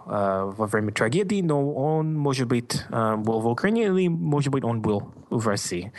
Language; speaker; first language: Russian; non-native, learner; English